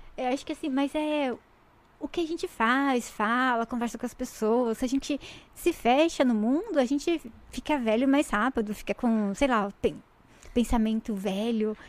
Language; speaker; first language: Portuguese; native; Portuguese